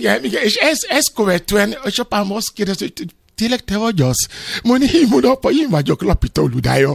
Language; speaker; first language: Hungarian; non-native, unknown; Yoruba